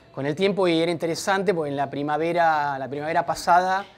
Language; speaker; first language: Spanish; native; Spanish